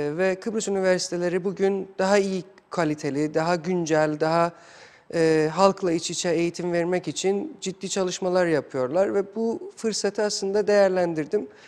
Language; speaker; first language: Turkish; non-native, fluent; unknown